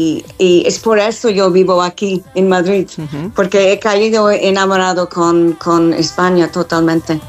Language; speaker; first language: Spanish; non-native, fluent; English